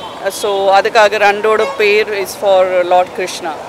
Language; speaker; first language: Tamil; non-native, fluent; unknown